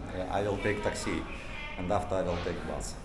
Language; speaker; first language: English; non-native, learner; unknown